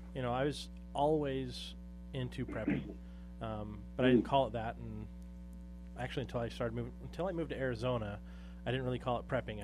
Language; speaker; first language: English; native; English